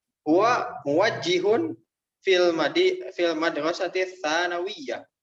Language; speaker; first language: Arabic; non-native, fluent; Indonesian